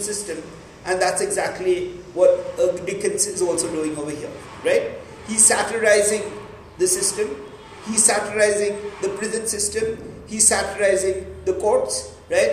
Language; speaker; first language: English; non-native, local second language; Marathi